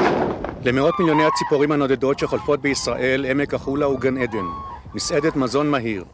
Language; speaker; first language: Hebrew; native; Hebrew